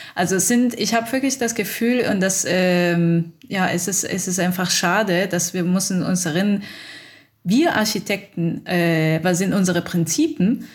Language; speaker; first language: German; non-native, fluent; Italian